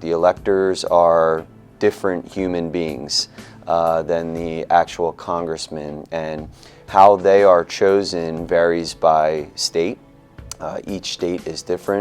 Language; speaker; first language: English; native; English